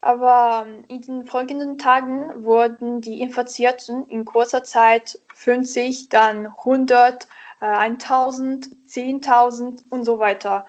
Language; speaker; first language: German; non-native, learner; Italian